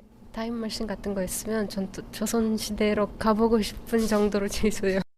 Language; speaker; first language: Korean; non-native, fluent; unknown